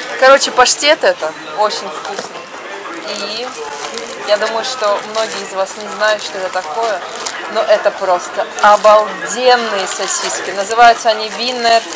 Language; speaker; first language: Russian; native; Russian